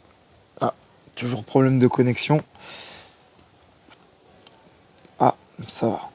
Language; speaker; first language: French; native; French